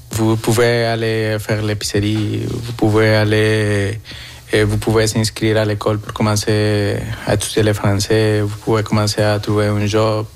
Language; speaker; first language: French; non-native, fluent; Spanish